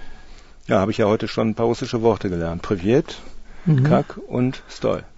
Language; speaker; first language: German; native; German